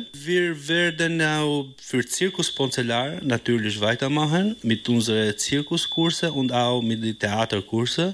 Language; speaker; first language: German; non-native, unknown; Albanian